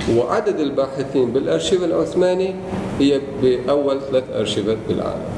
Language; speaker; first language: Arabic; non-native, fluent; Turkish